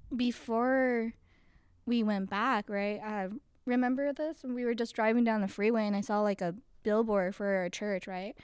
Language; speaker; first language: English; early bilingual, other home language; Chinese